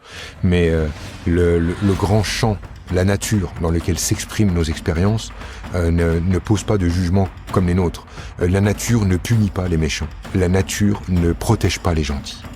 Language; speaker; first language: French; native; French